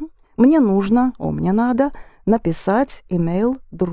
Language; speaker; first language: Russian; non-native, fluent; English